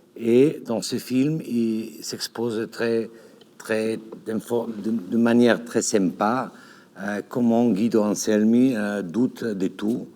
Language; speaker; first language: French; non-native, learner; Catalan